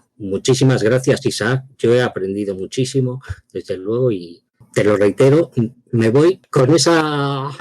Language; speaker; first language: Spanish; native; Spanish